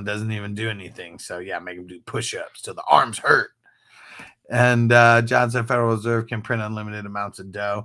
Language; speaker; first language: English; native; English